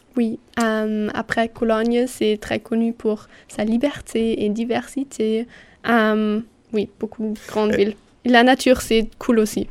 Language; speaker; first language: French; non-native, fluent; German